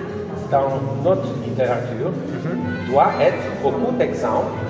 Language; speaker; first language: French; non-native, learner; Polish